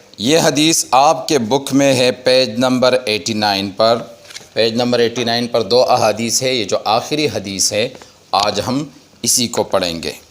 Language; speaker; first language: Urdu; non-native, local second language; Pashto